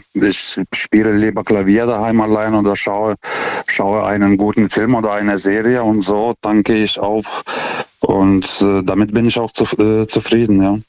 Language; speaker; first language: German; non-native, fluent; Lithuanian